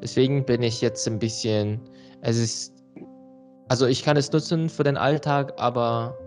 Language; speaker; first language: German; non-native, learner; Indonesian